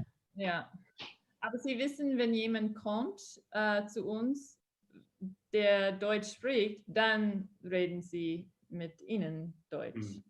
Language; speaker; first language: German; non-native, learner; English